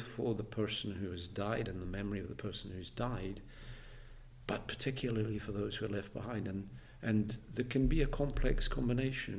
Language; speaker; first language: English; native; English